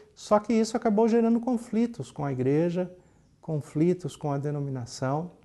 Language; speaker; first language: Portuguese; native; Portuguese